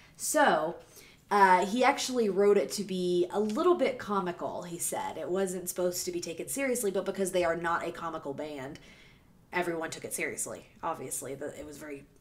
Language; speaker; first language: English; native; English